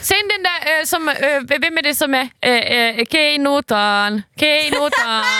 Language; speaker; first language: Swedish; native; Swedish